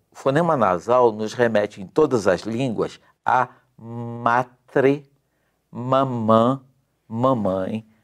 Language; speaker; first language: Portuguese; native; Portuguese